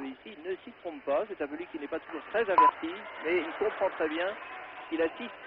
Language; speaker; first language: French; native; French